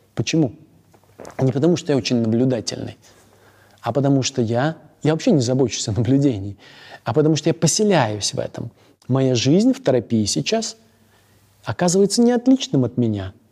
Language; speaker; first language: Russian; native; Russian